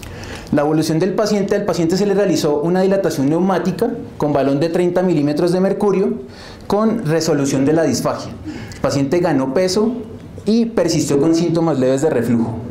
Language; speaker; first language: Spanish; native; Spanish